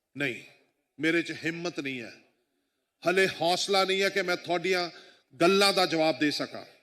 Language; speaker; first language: Punjabi; native; Punjabi